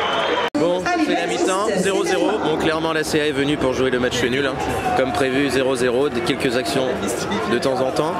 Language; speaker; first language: French; native; French